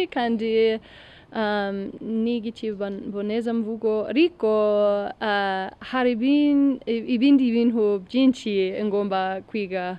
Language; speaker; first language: Kinyarwanda; non-native, learner; English